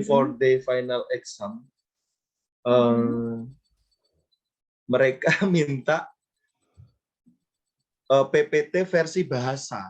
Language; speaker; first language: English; non-native, learner; Indonesian